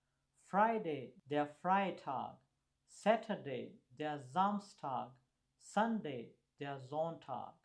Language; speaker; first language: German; non-native, fluent; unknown